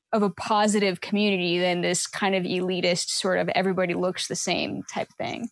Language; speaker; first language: English; native; English